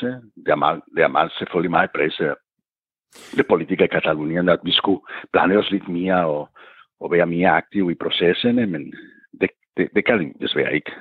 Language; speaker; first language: Danish; non-native, fluent; Catalan